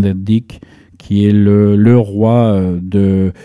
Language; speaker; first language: French; native; French